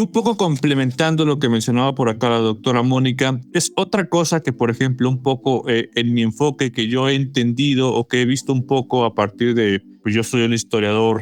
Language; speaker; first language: Spanish; native; Spanish